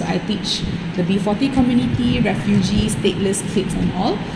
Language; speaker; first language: English; native; English